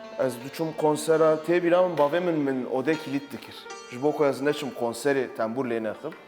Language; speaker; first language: Kurdish; non-native, local second language; Turkish